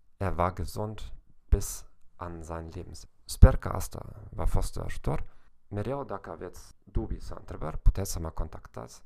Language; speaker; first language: Romanian; non-native, fluent; German